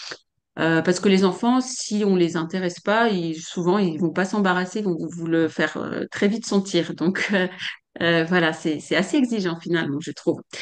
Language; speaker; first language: French; native; French